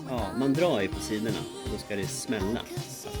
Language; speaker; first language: Swedish; native; Swedish